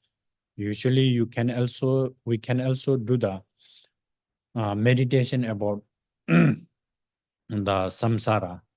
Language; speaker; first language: English; non-native, fluent; Tibetan